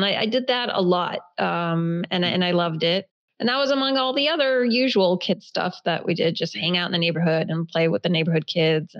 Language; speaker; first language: English; early bilingual, other home language; Hebrew